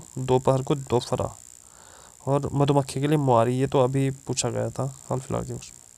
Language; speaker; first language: Hindi; native; Hindi